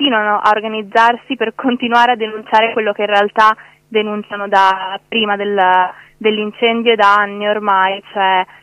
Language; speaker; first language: Italian; native; Italian